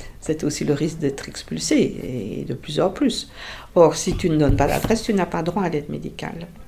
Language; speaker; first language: French; native; French